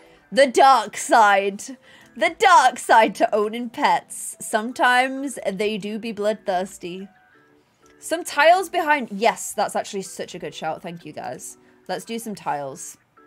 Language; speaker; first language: English; native; English